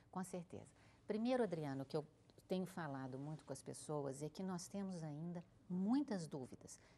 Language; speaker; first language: Portuguese; native; Portuguese